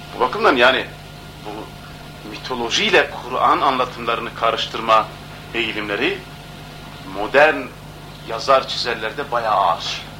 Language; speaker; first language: Turkish; non-native, local second language; Kurdish